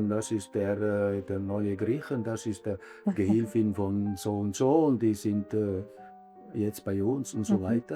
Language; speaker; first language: German; early bilingual, other home language; Italian